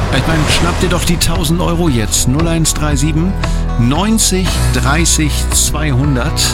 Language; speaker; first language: German; native; German